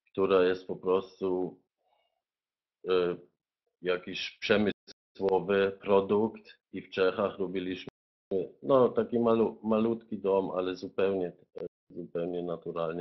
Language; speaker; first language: Polish; non-native, fluent; German